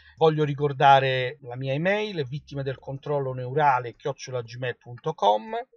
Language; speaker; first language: Italian; native; Italian